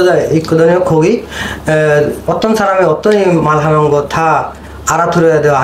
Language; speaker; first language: Korean; non-native, learner; Bangla